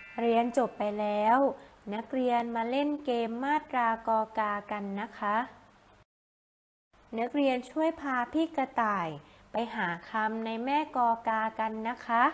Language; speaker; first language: Thai; native; Thai